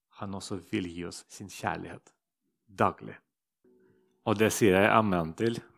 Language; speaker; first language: Norwegian; non-native, fluent; Russian